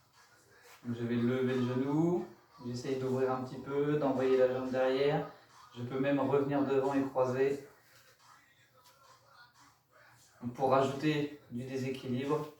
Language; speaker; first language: French; native; French